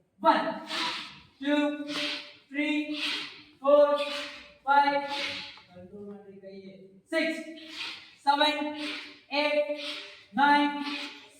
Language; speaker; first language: English; non-native, local second language; Kannada